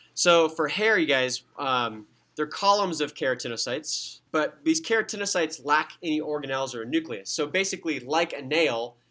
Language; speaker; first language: English; native; English